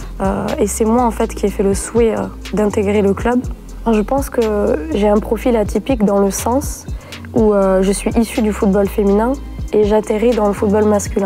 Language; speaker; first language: French; native; French